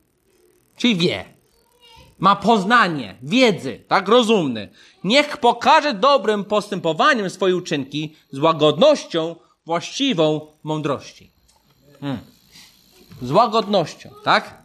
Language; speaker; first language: Polish; non-native, fluent; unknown